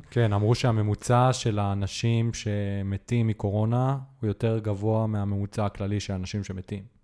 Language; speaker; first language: Hebrew; native; Hebrew